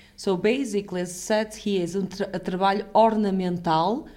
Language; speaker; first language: English; non-native, fluent; Portuguese